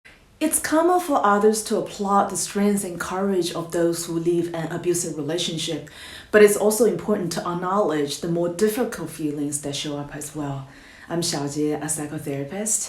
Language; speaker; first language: English; non-native, fluent; Chinese